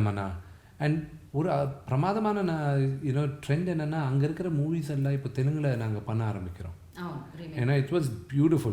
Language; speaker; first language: Tamil; non-native, local second language; Telugu